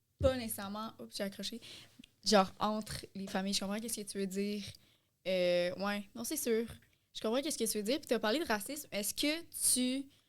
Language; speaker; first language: French; native; French